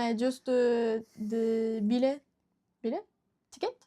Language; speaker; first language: French; non-native, learner; Japanese